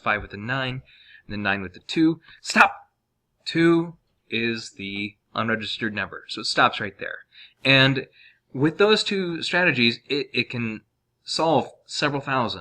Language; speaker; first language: English; native; English